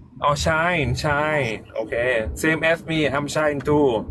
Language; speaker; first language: English; non-native, learner; Thai